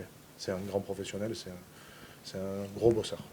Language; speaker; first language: French; native; French